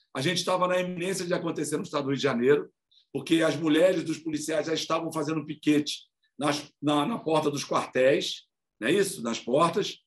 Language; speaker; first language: Portuguese; native; Portuguese